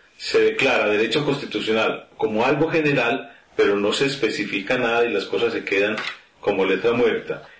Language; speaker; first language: Spanish; native; Spanish